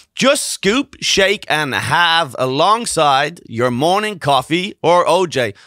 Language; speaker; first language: English; native; English